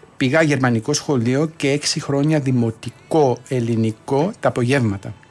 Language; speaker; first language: Greek; early bilingual, heritage; Greek